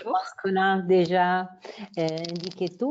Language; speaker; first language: French; non-native, fluent; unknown